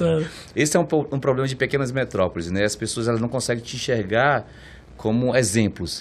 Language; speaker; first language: Portuguese; native; Portuguese